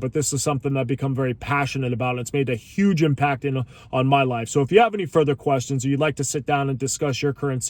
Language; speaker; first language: English; native; English